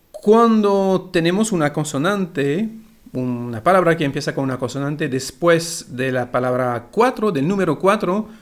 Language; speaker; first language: Spanish; non-native, fluent; French